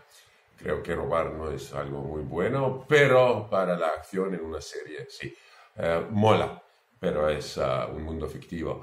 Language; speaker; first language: Spanish; non-native, fluent; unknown